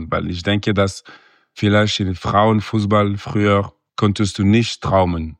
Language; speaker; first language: German; non-native, local second language; French